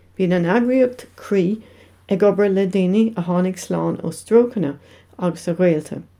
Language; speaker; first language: Irish; non-native, local second language; English